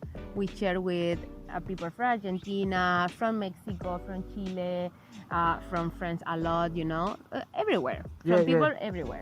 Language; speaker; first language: English; non-native, learner; Spanish